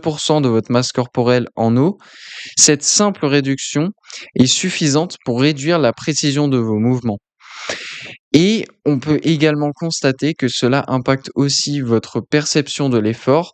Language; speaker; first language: French; native; French